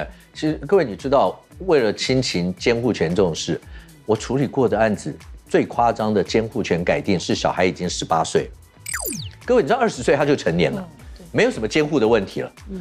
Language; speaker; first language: Chinese; native; Chinese